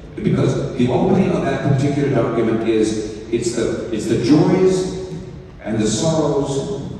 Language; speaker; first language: English; early bilingual, other home language; Spanish